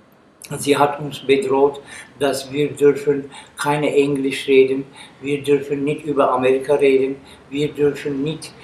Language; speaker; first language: German; non-native, learner; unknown